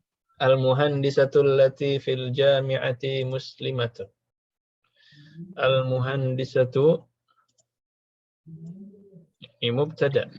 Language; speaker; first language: Arabic; non-native, fluent; Indonesian